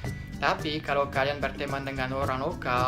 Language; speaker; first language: Indonesian; non-native, fluent; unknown